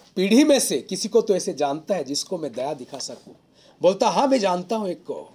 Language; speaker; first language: Hindi; non-native, local second language; Odia